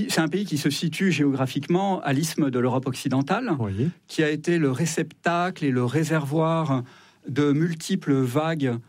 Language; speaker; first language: French; native; French